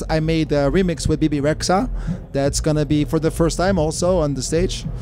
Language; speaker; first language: English; non-native, fluent; Dutch